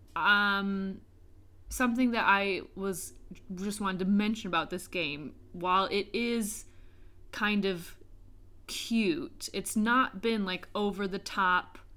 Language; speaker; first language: English; native; English